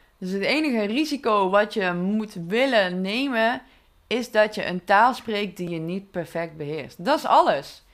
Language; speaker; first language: Dutch; native; Dutch